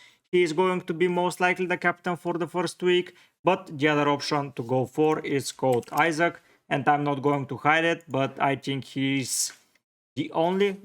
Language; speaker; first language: English; non-native, fluent; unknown